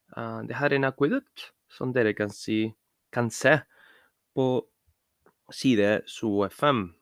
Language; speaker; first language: Norwegian; non-native, learner; Spanish